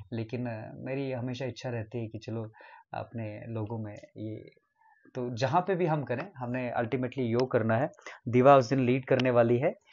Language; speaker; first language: Hindi; non-native, local second language; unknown